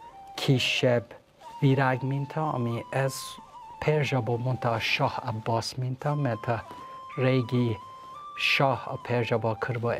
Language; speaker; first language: Hungarian; non-native, learner; Persian